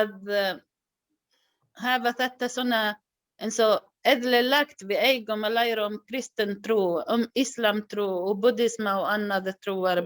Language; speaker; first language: Icelandic; non-native, learner; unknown